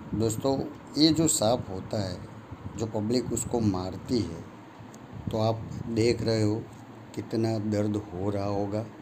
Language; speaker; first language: Hindi; non-native, local second language; Gujarati